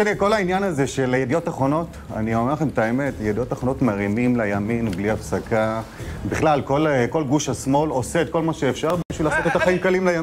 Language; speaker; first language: Hebrew; native; Hebrew